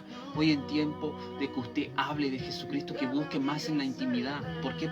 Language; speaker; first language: Spanish; native; Spanish